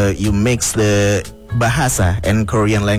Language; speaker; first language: English; non-native, learner; Indonesian